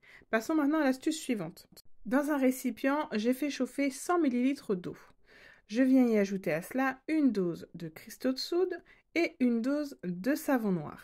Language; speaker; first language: French; native; French